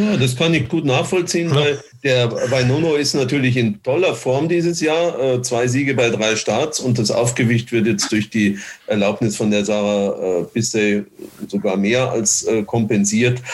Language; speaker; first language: German; native; German